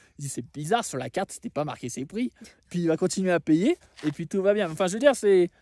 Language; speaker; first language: French; native; French